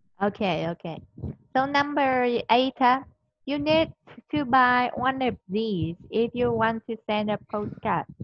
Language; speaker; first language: English; non-native, fluent; Vietnamese